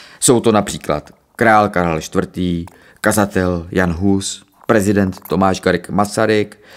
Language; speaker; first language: Czech; native; Czech